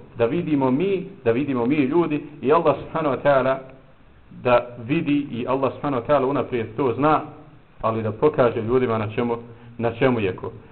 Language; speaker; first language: Bosnian; native; Bosnian